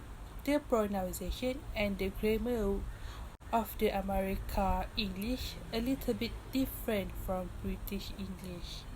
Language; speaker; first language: English; non-native, local second language; Malay